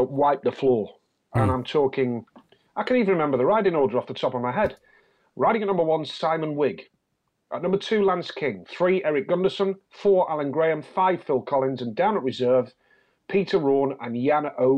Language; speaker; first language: English; native; English